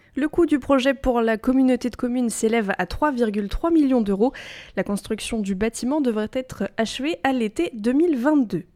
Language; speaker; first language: French; native; French